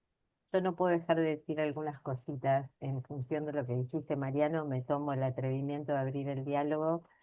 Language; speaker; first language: Spanish; native; Spanish